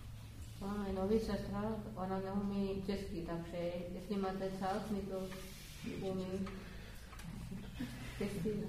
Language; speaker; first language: Czech; non-native, learner; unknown